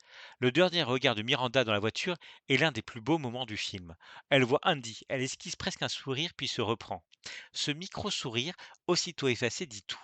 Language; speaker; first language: French; native; French